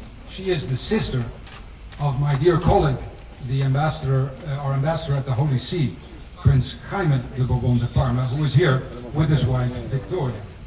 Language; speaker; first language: English; non-native, fluent; Dutch